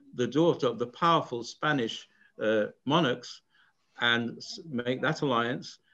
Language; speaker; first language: English; native; English